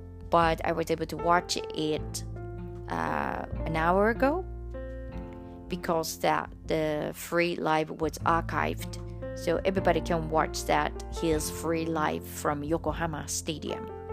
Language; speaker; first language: English; non-native, fluent; Japanese